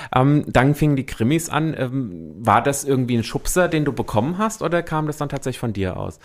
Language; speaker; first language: German; native; German